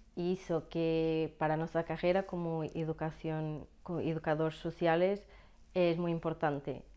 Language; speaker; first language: Spanish; non-native, learner; Portuguese